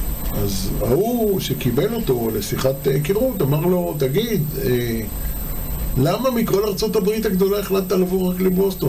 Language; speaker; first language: Hebrew; native; Hebrew